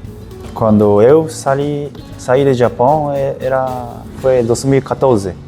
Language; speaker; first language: Portuguese; non-native, learner; Japanese